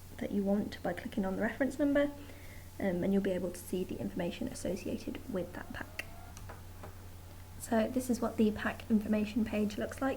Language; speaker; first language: English; native; English